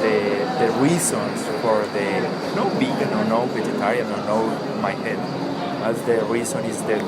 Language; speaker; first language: English; non-native, learner; Spanish